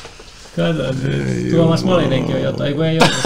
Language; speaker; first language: Finnish; native; Finnish